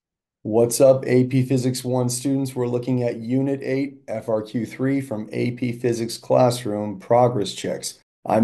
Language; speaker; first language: English; native; English